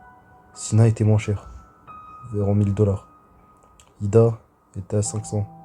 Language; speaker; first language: French; native; French